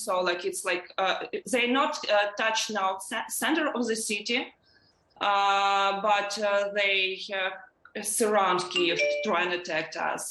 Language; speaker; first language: English; non-native, learner; Ukrainian